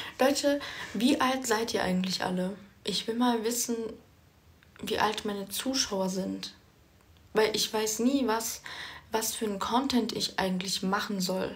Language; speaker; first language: German; early bilingual, other home language; Turkish